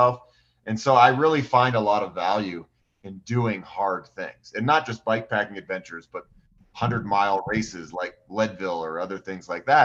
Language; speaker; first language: English; native; English